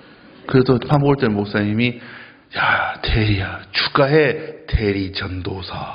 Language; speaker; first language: Korean; non-native, fluent; English